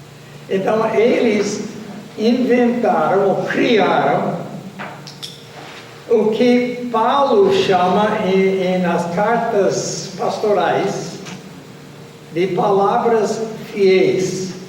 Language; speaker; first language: Portuguese; non-native, fluent; English